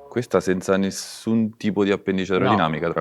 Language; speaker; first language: Italian; native; Italian